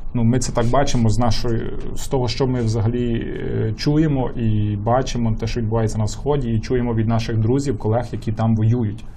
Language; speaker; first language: Ukrainian; native; Ukrainian